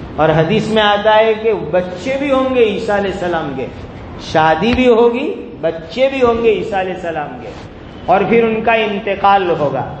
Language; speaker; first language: Urdu; non-native, local second language; Gujarati